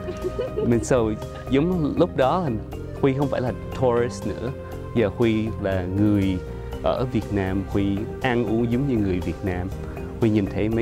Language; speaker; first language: Vietnamese; early bilingual, other home language; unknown